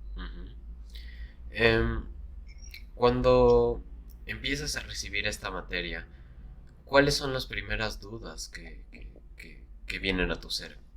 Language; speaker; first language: Spanish; native; Spanish